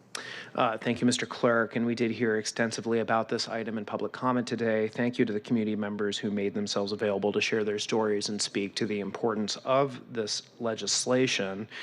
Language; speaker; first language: English; native; English